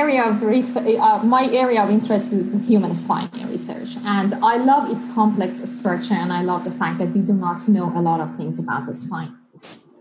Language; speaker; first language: English; non-native, fluent; Persian